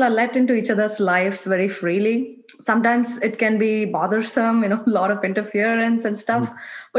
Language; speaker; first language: English; non-native, local second language; Kannada